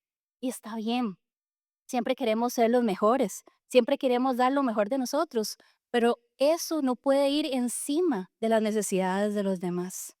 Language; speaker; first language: Spanish; native; Spanish